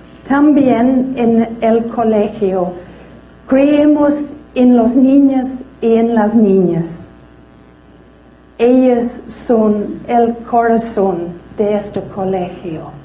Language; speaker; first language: Spanish; non-native, fluent; English